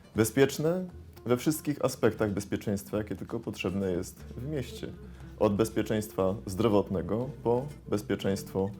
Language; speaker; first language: Polish; native; Polish